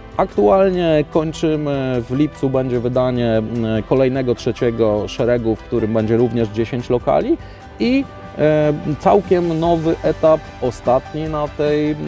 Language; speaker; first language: Polish; native; Polish